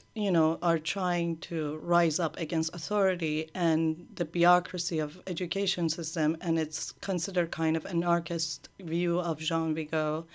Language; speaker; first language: English; early bilingual, other home language; Persian